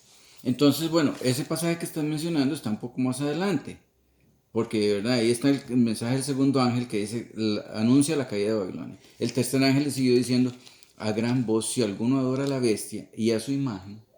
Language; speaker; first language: Spanish; native; Spanish